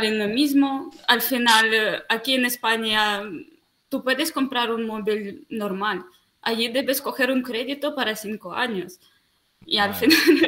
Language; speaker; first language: Spanish; non-native, fluent; Russian